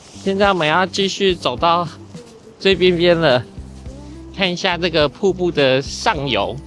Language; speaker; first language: Chinese; native; Chinese